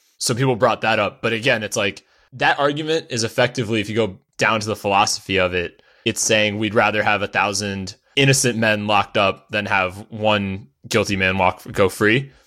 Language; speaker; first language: English; native; English